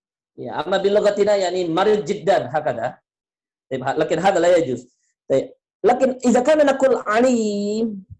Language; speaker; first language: Arabic; non-native, fluent; Indonesian